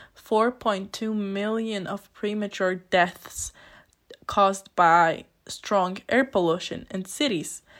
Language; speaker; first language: English; non-native, fluent; Polish